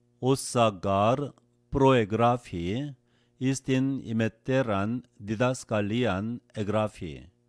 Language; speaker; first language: Greek; non-native, learner; Korean